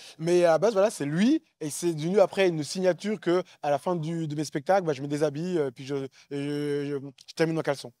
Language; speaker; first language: French; native; French